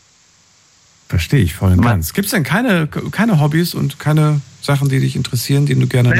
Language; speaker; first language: German; native; German